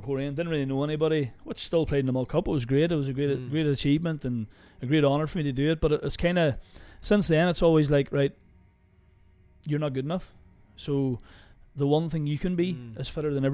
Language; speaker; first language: English; native; English